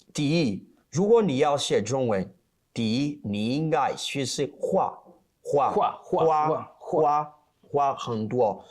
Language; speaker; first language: Chinese; non-native, learner; Portuguese